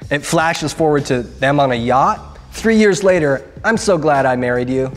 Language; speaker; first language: English; native; English